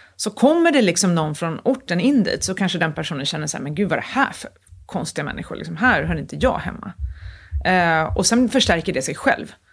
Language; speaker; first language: Swedish; native; Swedish